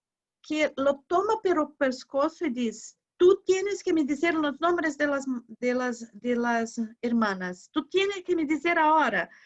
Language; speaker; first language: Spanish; non-native, learner; Portuguese